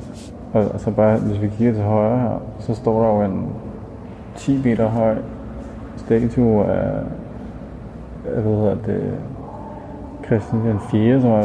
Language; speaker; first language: Danish; native; Danish